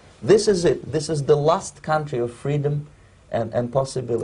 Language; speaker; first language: English; non-native, fluent; Russian